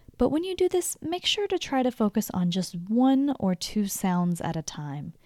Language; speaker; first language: English; native; English